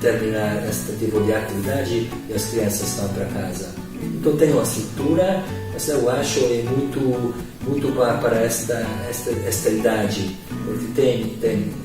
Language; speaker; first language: Portuguese; non-native, learner; Hungarian